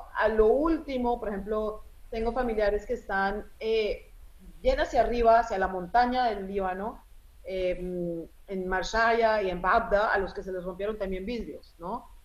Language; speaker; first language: Spanish; early bilingual, other home language; Arabic